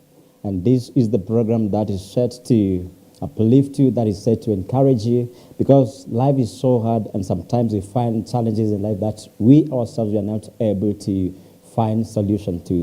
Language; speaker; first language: English; non-native, local second language; Swahili